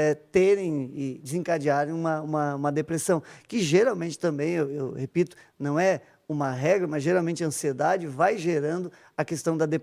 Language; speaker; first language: Portuguese; native; Portuguese